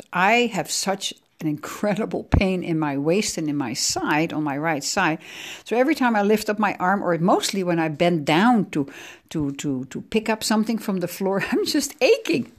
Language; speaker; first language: English; non-native, fluent; Dutch